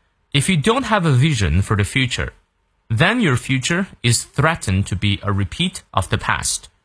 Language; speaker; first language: English; non-native, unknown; Chinese